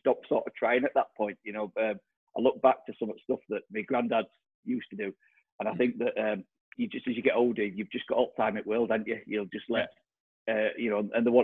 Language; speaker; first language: English; native; English